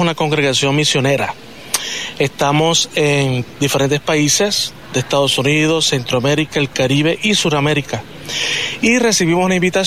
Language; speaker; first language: Spanish; native; Spanish